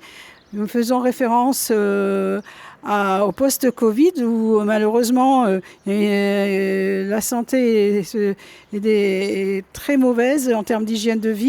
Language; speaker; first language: French; native; French